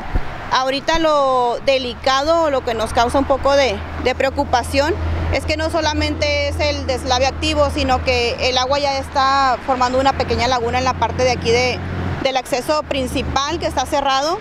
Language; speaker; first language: Spanish; native; Spanish